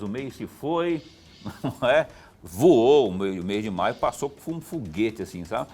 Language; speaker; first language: Portuguese; native; Portuguese